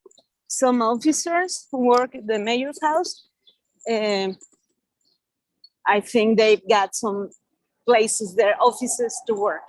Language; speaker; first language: English; non-native, fluent; Spanish